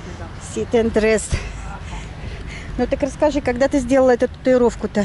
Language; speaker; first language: Russian; native; Russian